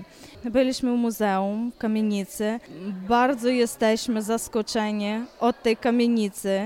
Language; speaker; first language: Ukrainian; non-native, local second language; Polish